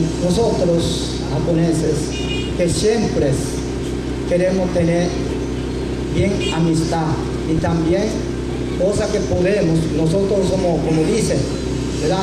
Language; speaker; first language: Spanish; non-native, learner; Japanese